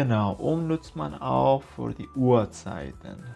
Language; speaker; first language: German; non-native, fluent; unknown